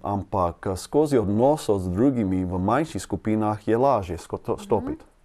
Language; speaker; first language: Slovenian; non-native, learner; English